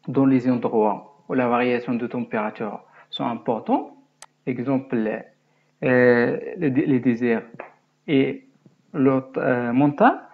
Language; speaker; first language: French; non-native, local second language; Arabic